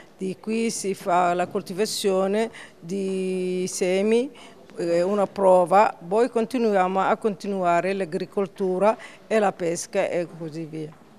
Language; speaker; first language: Italian; non-native, fluent; Somali